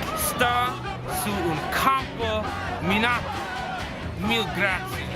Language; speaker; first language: Italian; non-native, learner; English